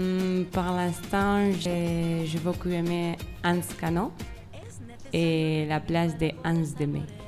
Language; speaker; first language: French; non-native, fluent; Spanish